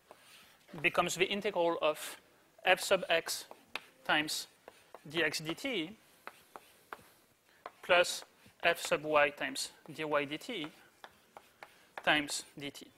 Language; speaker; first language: English; native; English